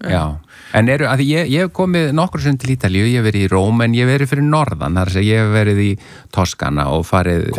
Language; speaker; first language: Icelandic; native; Icelandic